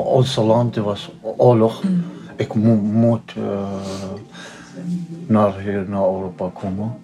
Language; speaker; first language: Dutch; non-native, learner; Arabic